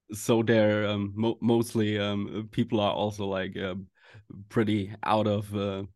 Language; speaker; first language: English; non-native, fluent; German